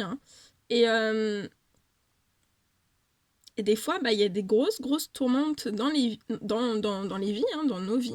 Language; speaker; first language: French; native; French